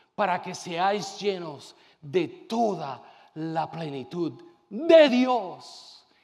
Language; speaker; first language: Spanish; native; Spanish